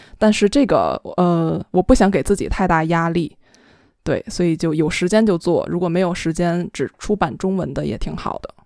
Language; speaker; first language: Chinese; native; Chinese